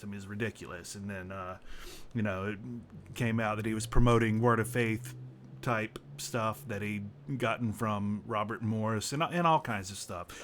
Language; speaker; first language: English; native; English